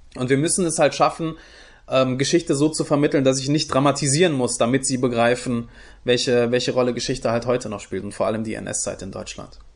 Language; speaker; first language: German; early bilingual, other home language; Turkish